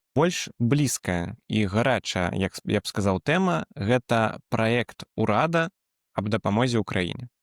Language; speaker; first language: Belarusian; non-native, local second language; Russian